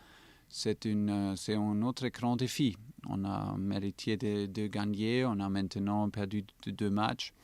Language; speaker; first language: French; non-native, fluent; German